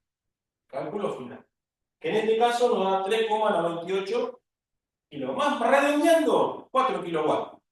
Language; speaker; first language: Spanish; native; Spanish